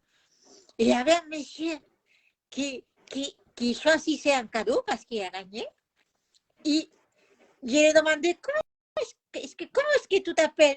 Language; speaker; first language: French; non-native, fluent; Spanish